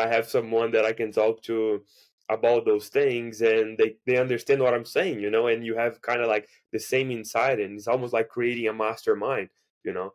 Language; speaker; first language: English; non-native, fluent; Portuguese